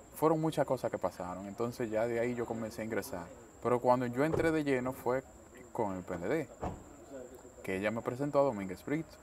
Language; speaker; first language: Spanish; native; Spanish